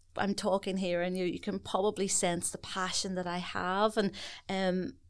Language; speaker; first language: English; native; English